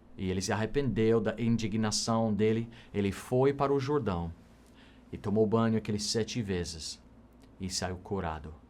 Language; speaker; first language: Portuguese; non-native, fluent; English